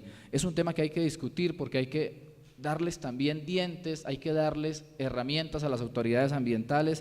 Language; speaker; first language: Spanish; native; Spanish